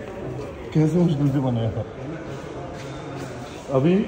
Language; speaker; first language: Hindi; non-native, learner; Bangla